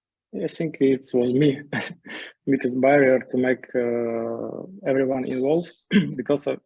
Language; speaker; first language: English; non-native, learner; Ukrainian